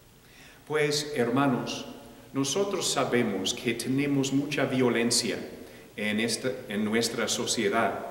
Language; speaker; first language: Spanish; non-native, fluent; English